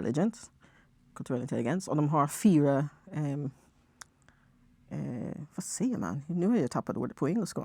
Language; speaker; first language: Swedish; non-native, fluent; English